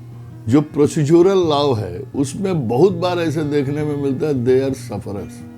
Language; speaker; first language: Hindi; native; Hindi